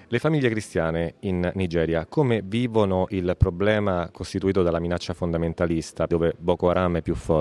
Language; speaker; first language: Italian; native; Italian